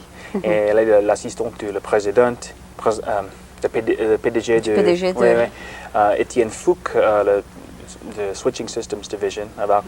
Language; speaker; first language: French; non-native, learner; English